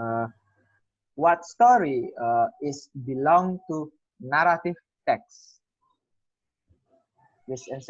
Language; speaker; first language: English; non-native, learner; Indonesian